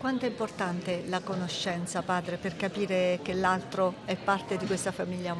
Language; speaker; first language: Italian; native; Italian